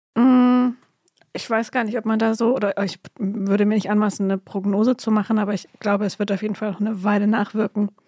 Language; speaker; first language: German; native; German